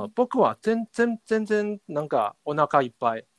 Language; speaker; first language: Japanese; non-native, learner; Chinese